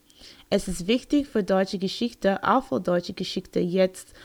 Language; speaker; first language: German; non-native, learner; English